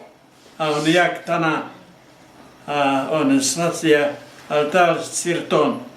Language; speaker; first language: Hebrew; non-native, fluent; Hungarian